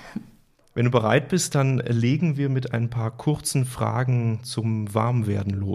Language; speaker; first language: German; native; German